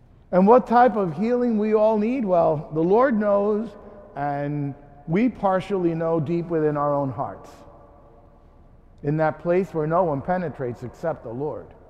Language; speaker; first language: English; early bilingual, other home language; Spanish